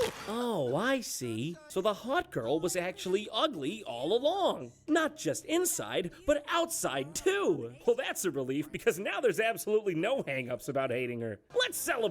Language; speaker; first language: English; native; English